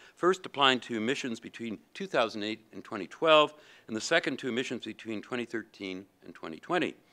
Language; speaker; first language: English; native; English